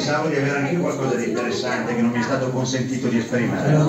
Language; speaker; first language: Italian; native; Italian